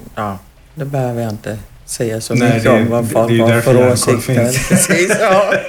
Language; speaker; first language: Swedish; non-native, fluent; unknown